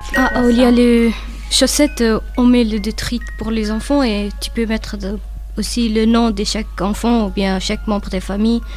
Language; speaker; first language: French; non-native, learner; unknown